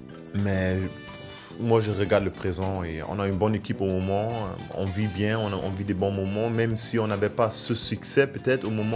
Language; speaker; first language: French; non-native, fluent; German